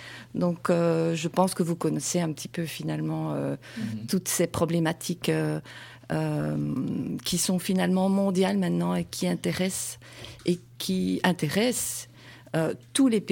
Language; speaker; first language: French; native; French